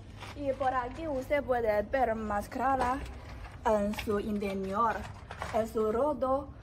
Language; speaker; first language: Spanish; non-native, learner; Chinese